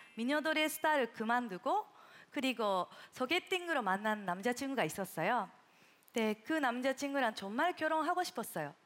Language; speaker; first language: Korean; non-native, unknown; Japanese